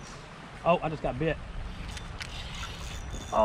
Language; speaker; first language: English; native; English